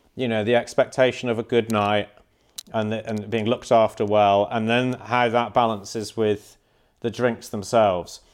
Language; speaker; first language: English; native; English